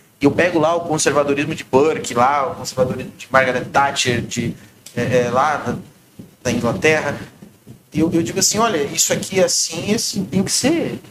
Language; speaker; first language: Portuguese; native; Portuguese